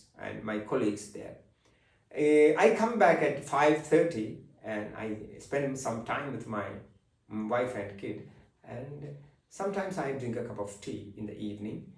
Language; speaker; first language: English; non-native, local second language; Malayalam